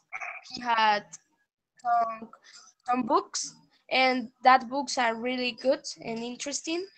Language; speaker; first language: English; non-native, learner; Spanish